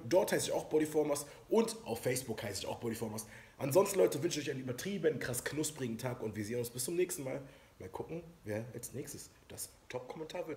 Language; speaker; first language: German; native; German